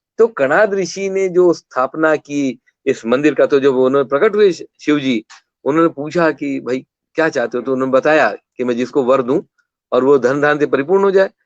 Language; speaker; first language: Hindi; non-native, local second language; Kannada